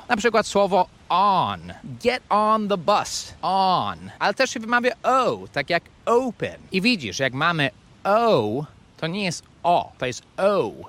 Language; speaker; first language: Polish; non-native, fluent; English